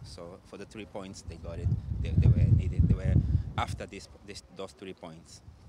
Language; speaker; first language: English; non-native, fluent; Portuguese